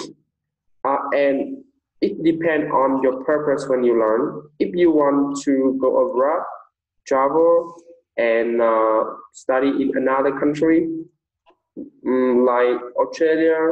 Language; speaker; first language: English; non-native, fluent; Vietnamese